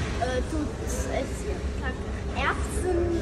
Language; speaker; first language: Russian; early bilingual, heritage; Russian